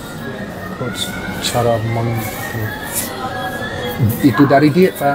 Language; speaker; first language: Indonesian; non-native, learner; English